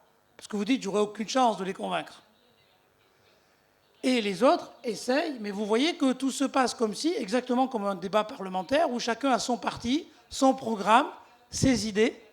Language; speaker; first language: French; native; French